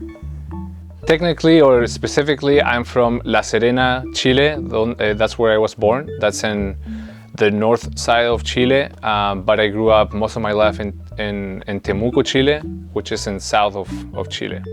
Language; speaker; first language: English; early bilingual, other home language; Spanish